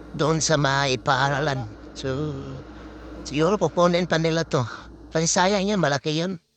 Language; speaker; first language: Filipino; native; Filipino